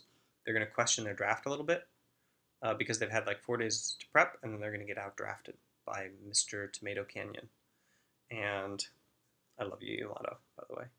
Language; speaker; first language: English; native; English